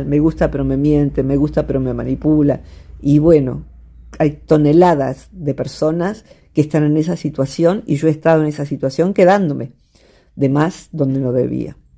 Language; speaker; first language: Spanish; native; Spanish